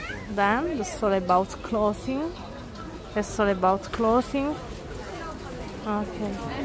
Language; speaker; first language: English; non-native, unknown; Italian